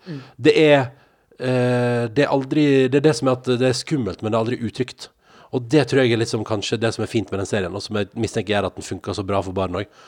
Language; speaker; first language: Norwegian; native; Norwegian